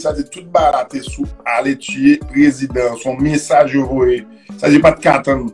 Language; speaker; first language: French; non-native, local second language; Haitian Creole